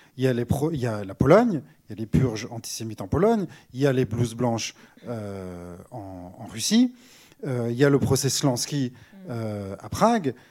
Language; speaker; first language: French; native; French